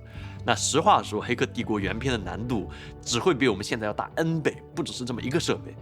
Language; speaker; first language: Chinese; native; Chinese